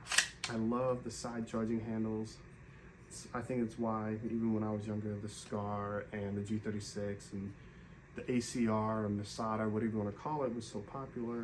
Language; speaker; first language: English; native; English